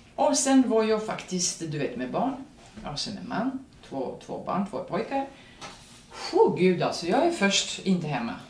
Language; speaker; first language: Swedish; non-native, fluent; Serbian